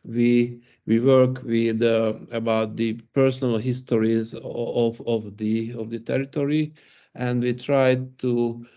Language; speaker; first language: English; non-native, learner; Hungarian